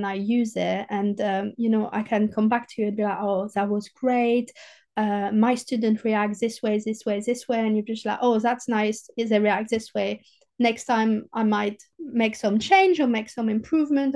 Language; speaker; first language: English; non-native, fluent; French